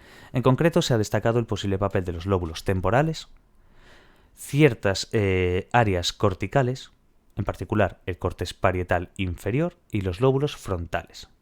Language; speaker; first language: Spanish; native; Spanish